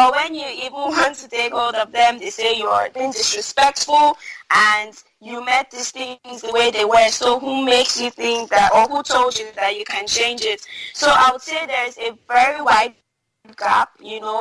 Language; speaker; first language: English; non-native, local second language; Hausa